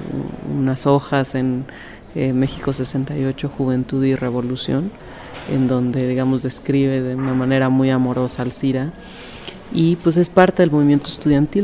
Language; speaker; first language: Spanish; native; Spanish